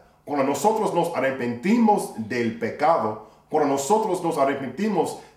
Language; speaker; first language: Spanish; non-native, fluent; English